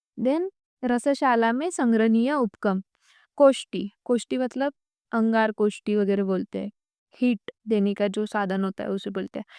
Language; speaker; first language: Hindi; non-native, local second language; Marathi